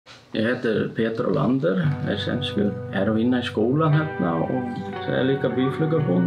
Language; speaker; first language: Icelandic; non-native, learner; Swedish